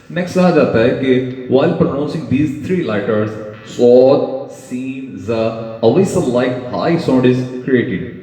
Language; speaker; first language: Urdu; non-native, local second language; Punjabi